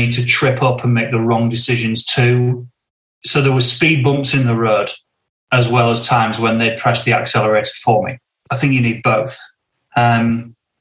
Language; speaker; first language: English; native; English